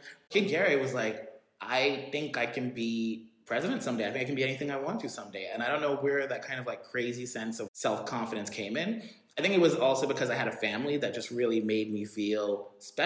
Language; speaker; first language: English; native; English